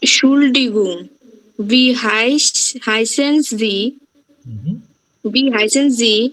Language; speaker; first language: German; non-native, learner; Bangla